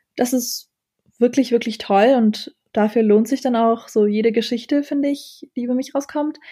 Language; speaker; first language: German; early bilingual, other home language; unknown